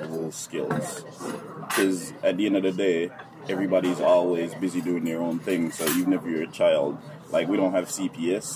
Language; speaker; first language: English; non-native, local second language; Jamaican Creole English